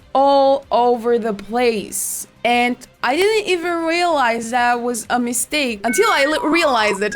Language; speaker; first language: English; non-native, fluent; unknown